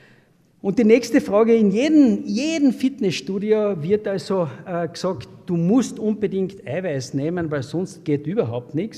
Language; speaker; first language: German; native; German